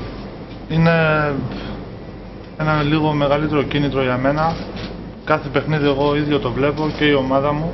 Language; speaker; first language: Greek; early bilingual, heritage; German